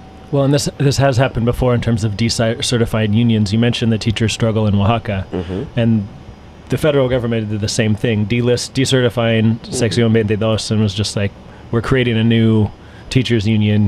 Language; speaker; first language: English; native; English